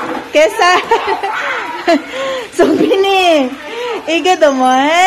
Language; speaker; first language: Korean; non-native, fluent; Filipino